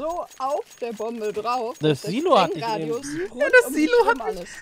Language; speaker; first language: German; native; German